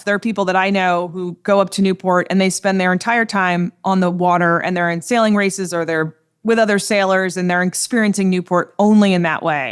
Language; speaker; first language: English; native; English